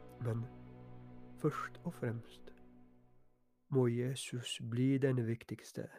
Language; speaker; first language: Norwegian; non-native, fluent; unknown